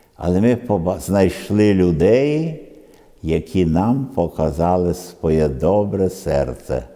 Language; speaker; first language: Ukrainian; early bilingual, other home language; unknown